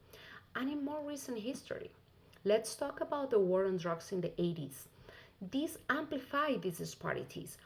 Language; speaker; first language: English; non-native, fluent; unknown